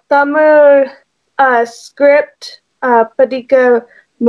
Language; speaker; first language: Tamil; non-native, learner; English